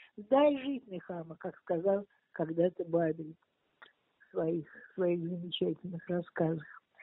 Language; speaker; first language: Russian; native; Russian